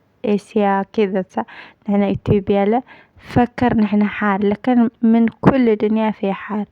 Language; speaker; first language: Arabic; non-native, learner; Amharic